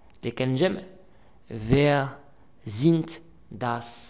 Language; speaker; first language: German; non-native, learner; Arabic